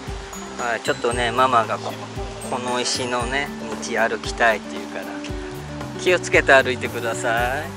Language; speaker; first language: Japanese; native; Japanese